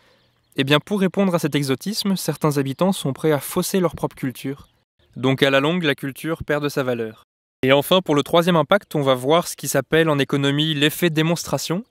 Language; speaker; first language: French; native; French